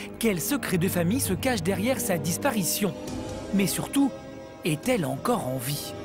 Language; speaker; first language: French; native; French